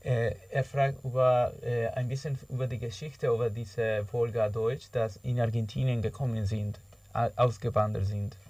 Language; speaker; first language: German; non-native, learner; Spanish